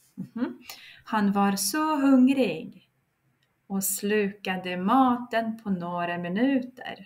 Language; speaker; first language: Swedish; non-native, fluent; Russian